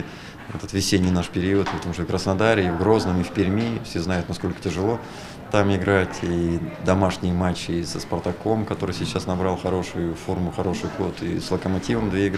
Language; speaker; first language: Russian; native; Russian